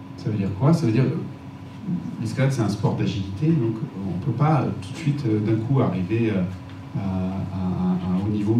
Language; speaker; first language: French; native; French